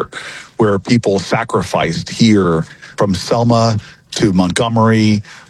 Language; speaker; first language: English; native; English